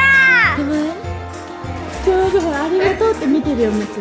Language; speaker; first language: Japanese; native; Japanese